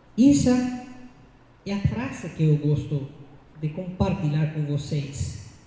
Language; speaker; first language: Portuguese; non-native, fluent; Spanish